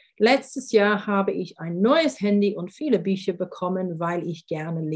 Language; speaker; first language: German; non-native, fluent; English